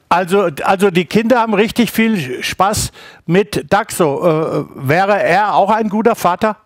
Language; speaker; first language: German; native; German